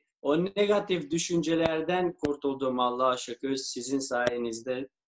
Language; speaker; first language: Turkish; non-native, fluent; Albanian